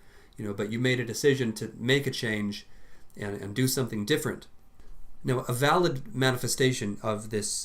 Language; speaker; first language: English; native; English